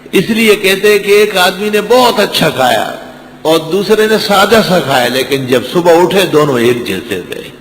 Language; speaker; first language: Urdu; non-native, local second language; Pashto